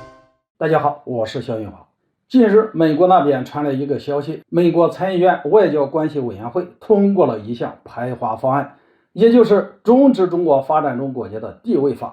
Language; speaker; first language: Chinese; native; Chinese